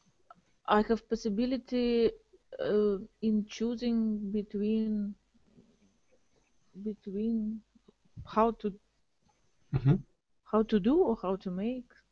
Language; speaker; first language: English; non-native, fluent; Russian